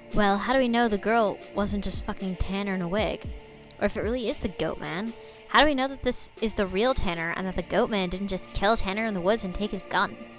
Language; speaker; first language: English; native; English